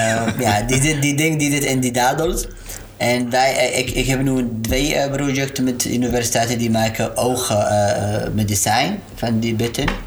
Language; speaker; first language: Dutch; non-native, learner; Arabic